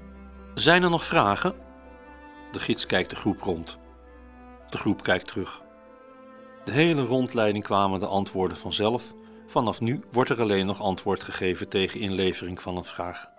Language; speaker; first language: Dutch; native; Dutch